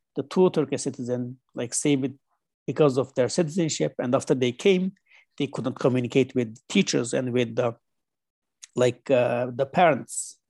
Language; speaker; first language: English; non-native, learner; Chinese